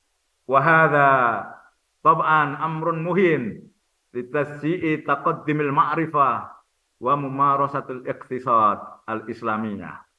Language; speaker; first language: Arabic; non-native, fluent; Indonesian